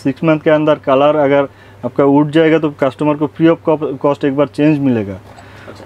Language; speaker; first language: Hindi; non-native, local second language; Bangla